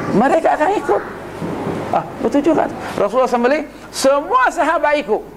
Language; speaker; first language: Malay; non-native, local second language; Buginese